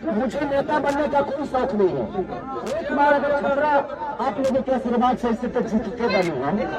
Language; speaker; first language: Hindi; non-native, local second language; Bhojpuri